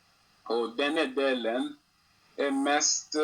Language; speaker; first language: Swedish; non-native, learner; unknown